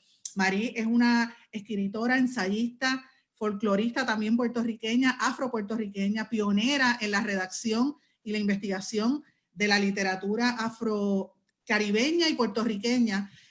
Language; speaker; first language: Spanish; native; Spanish